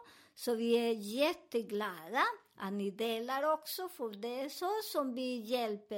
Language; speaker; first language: Swedish; non-native, learner; Spanish